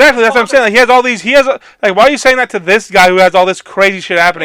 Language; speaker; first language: English; native; English